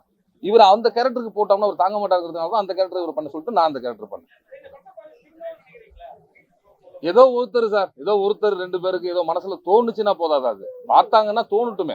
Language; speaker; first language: Tamil; native; Tamil